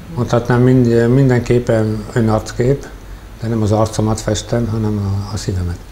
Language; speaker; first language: Hungarian; early bilingual, heritage; Hungarian